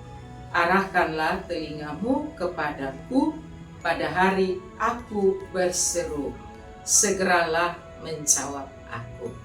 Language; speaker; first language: Indonesian; non-native, local second language; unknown